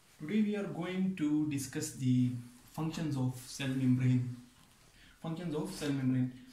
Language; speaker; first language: English; non-native, local second language; Pashto